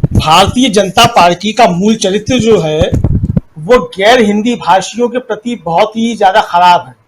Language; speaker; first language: Hindi; native; Hindi